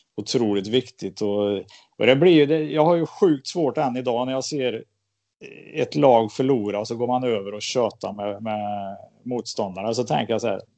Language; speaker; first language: Swedish; native; Swedish